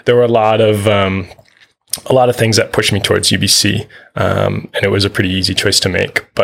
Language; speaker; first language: English; native; English